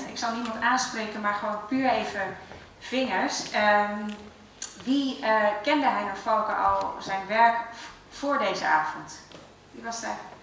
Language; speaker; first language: Dutch; native; Dutch